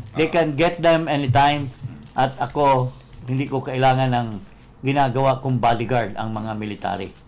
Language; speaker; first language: Filipino; non-native, local second language; Cebuano